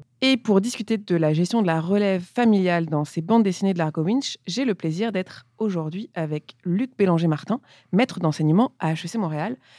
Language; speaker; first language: French; native; French